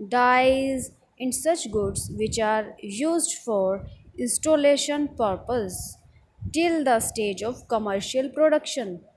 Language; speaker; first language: English; non-native, local second language; Hindi